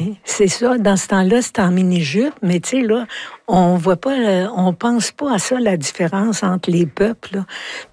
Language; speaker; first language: French; native; French